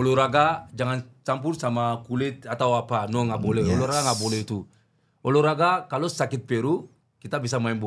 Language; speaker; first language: Indonesian; non-native, learner; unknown